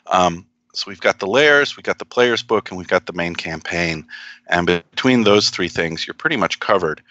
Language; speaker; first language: English; native; English